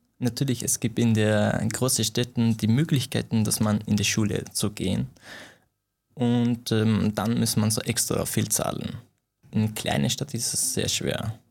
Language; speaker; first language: German; non-native, fluent; Persian